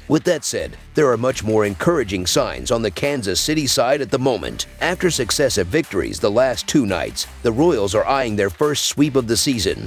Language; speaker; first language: English; native; English